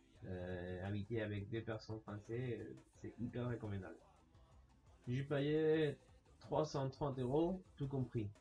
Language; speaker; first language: French; non-native, learner; Spanish